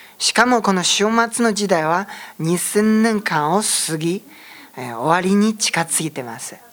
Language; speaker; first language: Japanese; non-native, fluent; Chinese